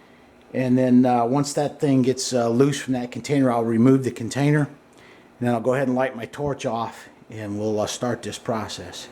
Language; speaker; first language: English; native; English